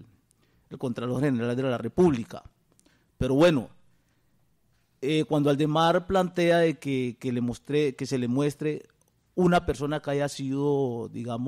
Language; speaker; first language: Spanish; native; Spanish